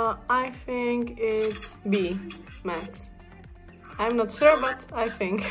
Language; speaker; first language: English; non-native, fluent; Czech